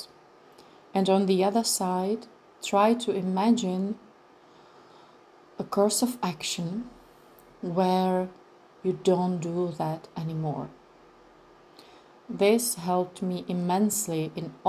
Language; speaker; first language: English; non-native, fluent; Czech